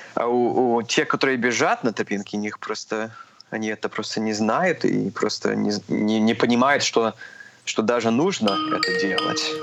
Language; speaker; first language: Russian; early bilingual, heritage; Russian